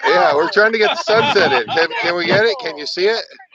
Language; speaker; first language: English; native; English